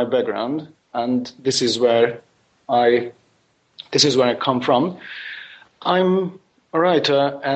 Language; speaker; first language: English; non-native, fluent; Hungarian